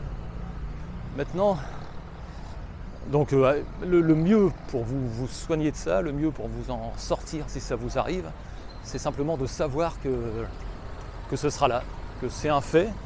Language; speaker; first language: French; native; French